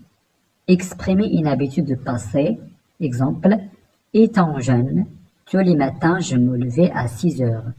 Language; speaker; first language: French; non-native, local second language; Arabic